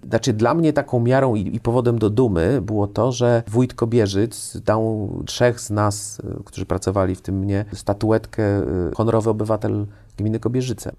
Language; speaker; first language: Polish; native; Polish